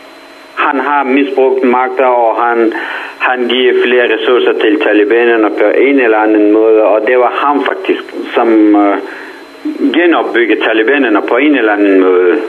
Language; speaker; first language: Danish; non-native, fluent; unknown